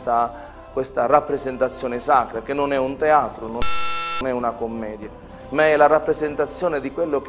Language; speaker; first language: Italian; native; Italian